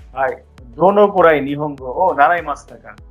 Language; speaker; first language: Japanese; non-native, fluent; Bangla